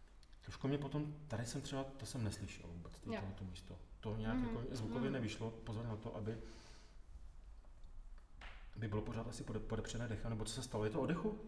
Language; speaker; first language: Czech; native; Czech